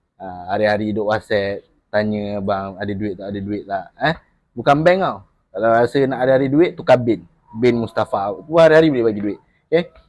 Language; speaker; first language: Malay; native; Malay